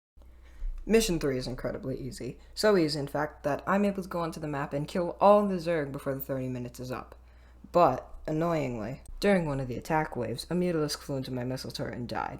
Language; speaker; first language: English; native; English